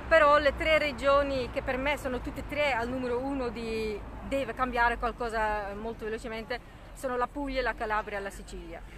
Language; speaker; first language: Italian; non-native, fluent; Dutch